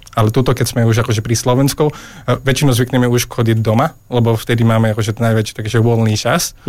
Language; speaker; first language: Slovak; non-native, fluent; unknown